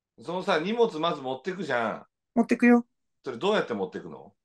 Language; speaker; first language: Japanese; native; Japanese